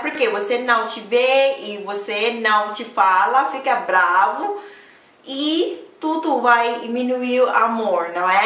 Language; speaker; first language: Portuguese; non-native, learner; Thai